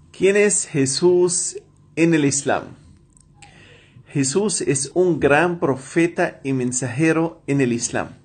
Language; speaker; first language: Spanish; non-native, fluent; Arabic